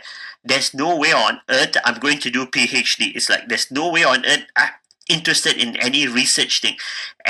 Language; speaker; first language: English; non-native, local second language; Tamil